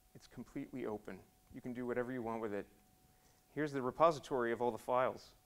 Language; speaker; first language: English; native; English